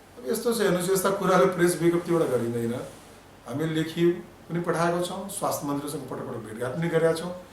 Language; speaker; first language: Nepali; non-native, local second language; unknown